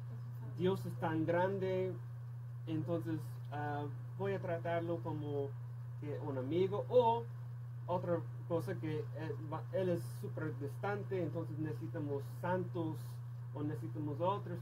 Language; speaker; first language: Spanish; non-native, fluent; English